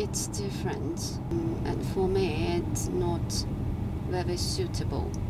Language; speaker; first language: English; non-native, fluent; Chinese